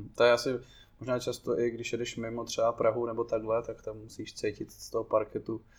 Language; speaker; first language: Czech; non-native, fluent; English